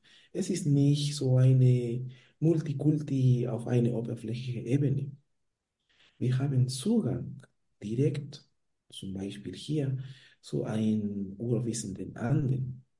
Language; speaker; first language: German; non-native, fluent; Spanish